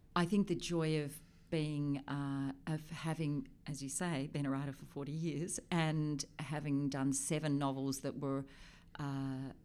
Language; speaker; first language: English; native; English